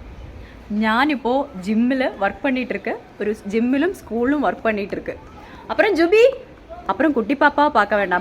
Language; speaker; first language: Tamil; non-native, learner; Malayalam